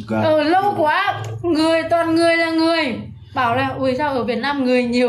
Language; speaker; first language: Vietnamese; native; Vietnamese